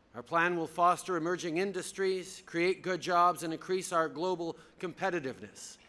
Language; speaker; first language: English; early bilingual, other home language; French